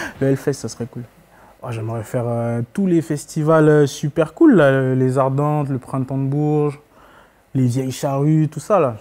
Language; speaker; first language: French; native; French